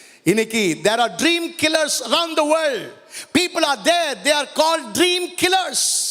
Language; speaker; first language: English; non-native, local second language; Tamil